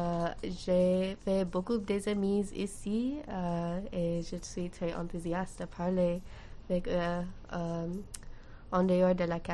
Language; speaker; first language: French; non-native, learner; English